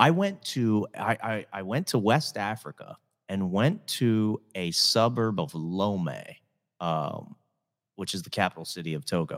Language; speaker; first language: English; native; English